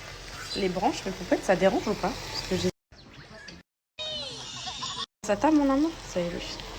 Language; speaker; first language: French; native; French